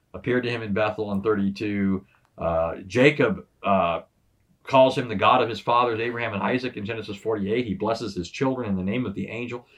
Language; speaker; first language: English; native; English